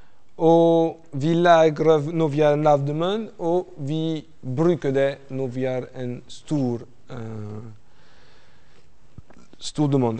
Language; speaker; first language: Norwegian; non-native, fluent; French